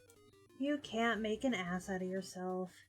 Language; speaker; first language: English; native; English